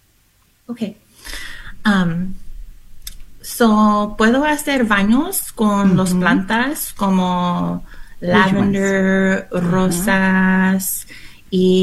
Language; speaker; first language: Spanish; non-native, learner; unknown